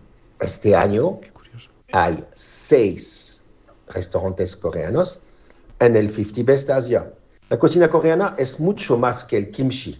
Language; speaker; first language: Spanish; non-native, fluent; French